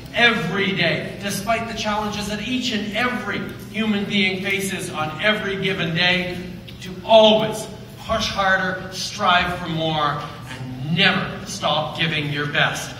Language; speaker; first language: English; early bilingual, other home language; French